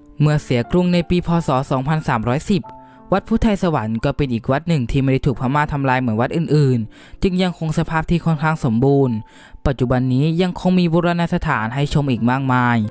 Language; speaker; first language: Thai; native; Thai